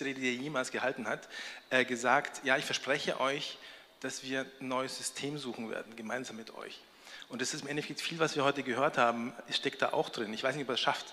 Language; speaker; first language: German; native; German